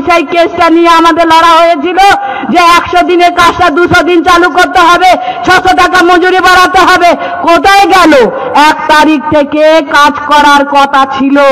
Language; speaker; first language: Bangla; non-native, local second language; Santali